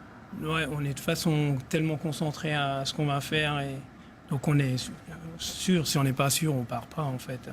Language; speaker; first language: French; native; French